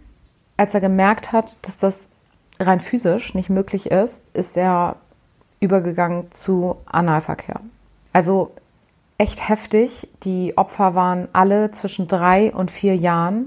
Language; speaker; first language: German; native; German